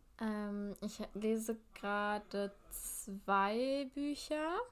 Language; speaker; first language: German; native; German